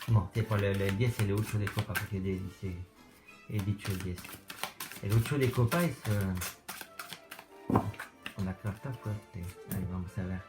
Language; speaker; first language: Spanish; non-native, learner; French